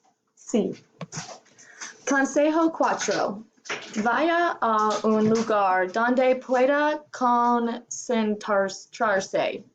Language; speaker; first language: Spanish; non-native, learner; English